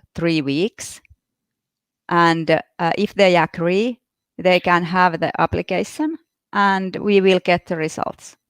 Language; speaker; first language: English; non-native, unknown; Finnish